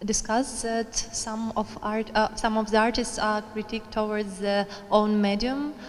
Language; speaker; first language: English; non-native, learner; Ukrainian